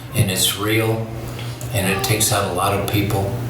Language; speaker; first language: English; native; English